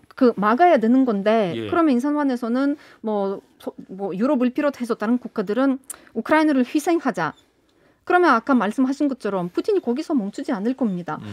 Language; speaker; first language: Korean; non-native, fluent; Ukrainian